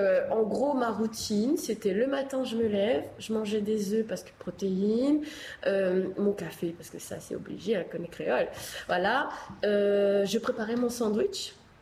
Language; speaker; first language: French; native; French